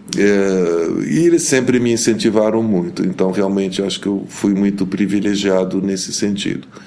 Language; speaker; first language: Portuguese; early bilingual, heritage; Portuguese